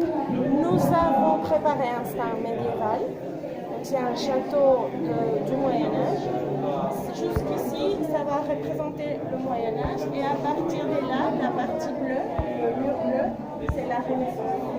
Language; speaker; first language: French; non-native, fluent; Spanish